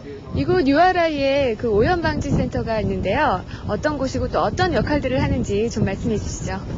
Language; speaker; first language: Korean; native; Korean